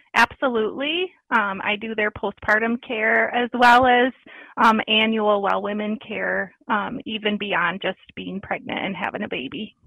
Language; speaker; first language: English; native; English